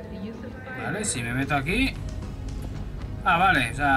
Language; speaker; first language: Spanish; native; Spanish